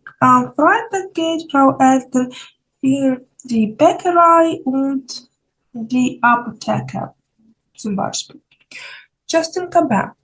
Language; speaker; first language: German; non-native, fluent; Ukrainian